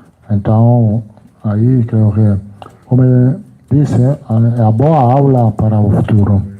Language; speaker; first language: Portuguese; non-native, fluent; Italian